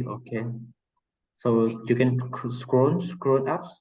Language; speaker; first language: English; non-native, learner; Vietnamese